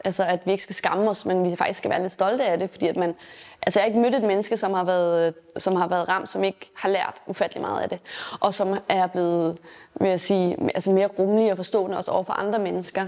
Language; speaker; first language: Danish; native; Danish